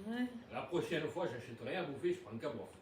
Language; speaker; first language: French; native; French